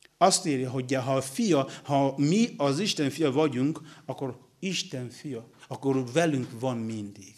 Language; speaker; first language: Hungarian; non-native, learner; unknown